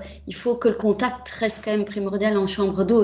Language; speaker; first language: French; native; French